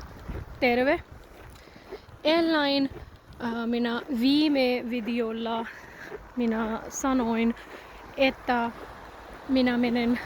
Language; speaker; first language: Finnish; non-native, learner; Punjabi